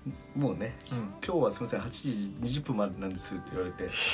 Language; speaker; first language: Japanese; native; Japanese